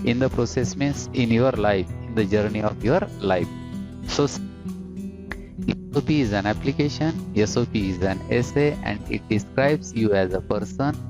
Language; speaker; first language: English; non-native, local second language; Marathi